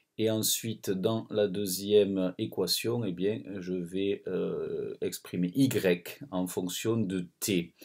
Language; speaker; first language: French; native; French